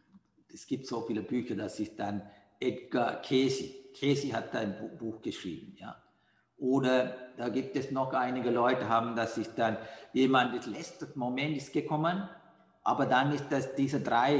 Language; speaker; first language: German; non-native, fluent; Sinhala